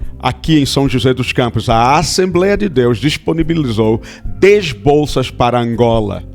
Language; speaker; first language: Portuguese; native; Portuguese